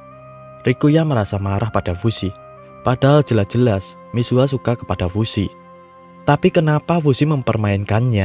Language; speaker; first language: Indonesian; native; Indonesian